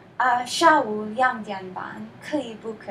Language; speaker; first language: Chinese; non-native, learner; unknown